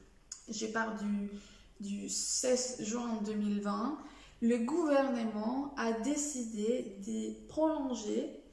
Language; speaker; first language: French; non-native, fluent; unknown